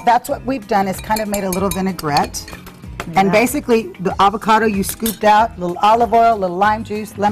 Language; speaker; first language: English; native; English